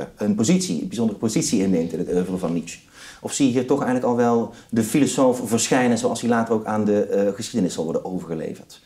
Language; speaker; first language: Dutch; native; Dutch